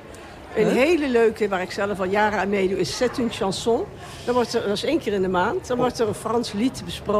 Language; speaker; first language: Dutch; native; Dutch